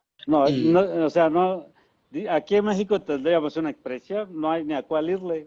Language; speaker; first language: Spanish; native; Spanish